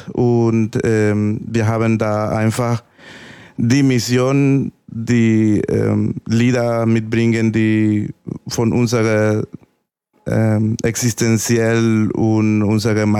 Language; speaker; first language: German; non-native, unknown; Spanish